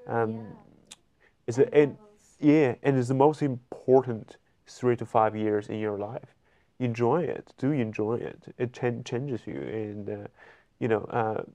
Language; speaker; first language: English; non-native, fluent; Chinese